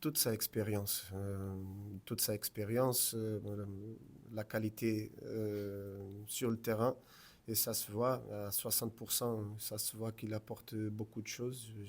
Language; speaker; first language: French; non-native, fluent; Portuguese